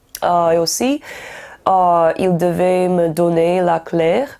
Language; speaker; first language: French; non-native, learner; Chinese